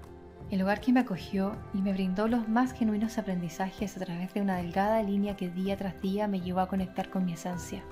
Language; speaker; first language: Spanish; native; Spanish